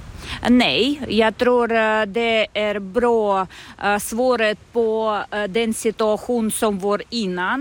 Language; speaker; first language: Swedish; non-native, learner; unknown